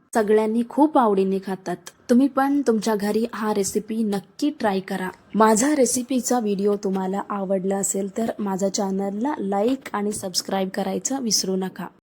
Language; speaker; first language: Marathi; non-native, local second language; Kannada